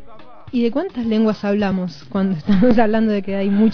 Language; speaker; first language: Spanish; native; Spanish